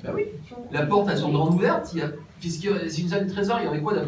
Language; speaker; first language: French; native; French